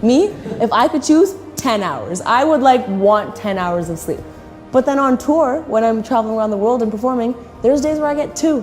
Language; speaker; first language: English; native; English